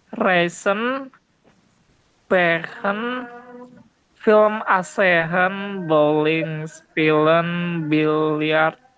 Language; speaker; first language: German; non-native, learner; Indonesian